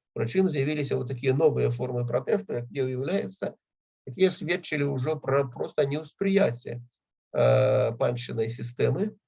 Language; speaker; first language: Belarusian; native; Belarusian